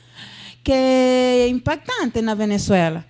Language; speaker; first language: Portuguese; non-native, fluent; Spanish